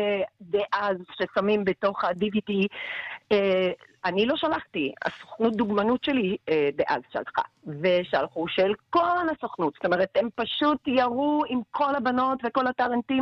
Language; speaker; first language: Hebrew; non-native, fluent; English